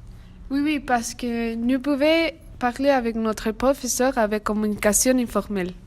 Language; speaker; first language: French; non-native, learner; Spanish